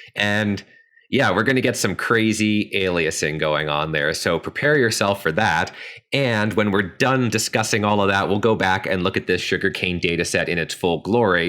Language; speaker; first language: English; native; English